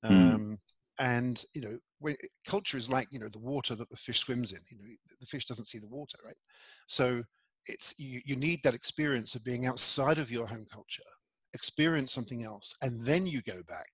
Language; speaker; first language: English; native; English